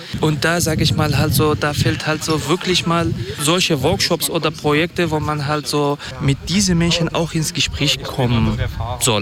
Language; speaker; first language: German; non-native, fluent; Kurdish